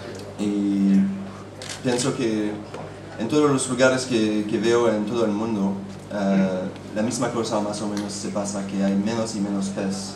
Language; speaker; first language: Spanish; non-native, fluent; French